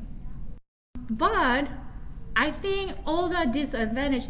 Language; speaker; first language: English; non-native, fluent; Korean